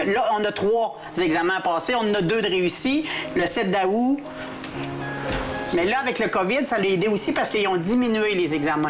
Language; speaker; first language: French; native; French